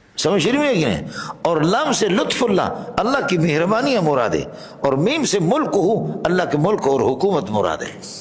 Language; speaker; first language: Urdu; non-native, local second language; Baluchi